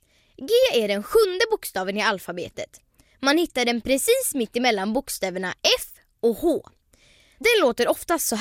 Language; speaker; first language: Swedish; native; Swedish